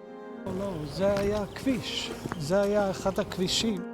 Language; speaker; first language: Hebrew; non-native, fluent; Dutch